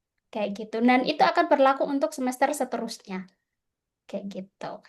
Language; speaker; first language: Indonesian; native; Indonesian